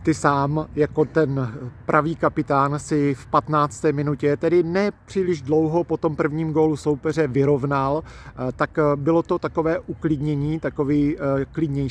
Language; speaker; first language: Czech; native; Czech